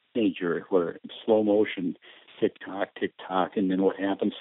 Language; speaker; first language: English; early bilingual, other home language; Spanish